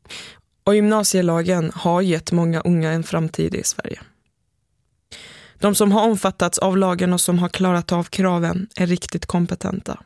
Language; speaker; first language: Swedish; early bilingual, other home language; Persian